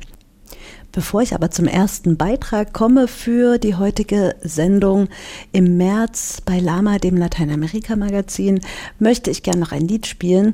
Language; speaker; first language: German; native; German